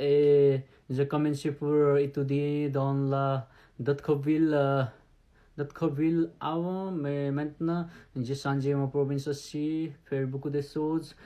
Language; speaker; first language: French; non-native, learner; Nepali